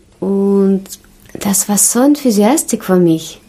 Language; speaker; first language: German; non-native, learner; Russian